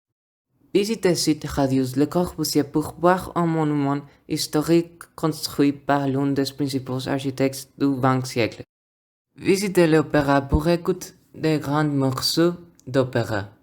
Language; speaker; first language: French; non-native, learner; Spanish